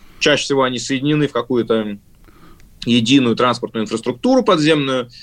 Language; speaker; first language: Russian; native; Russian